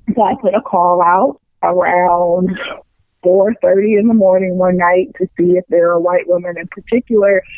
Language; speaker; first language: English; native; English